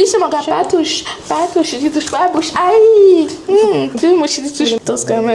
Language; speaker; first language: French; native; French